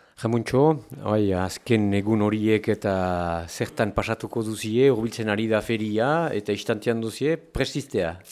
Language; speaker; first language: Basque; native; Basque